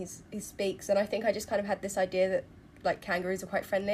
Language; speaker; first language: English; native; English